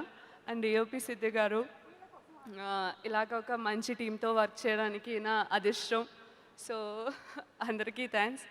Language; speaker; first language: Telugu; non-native, learner; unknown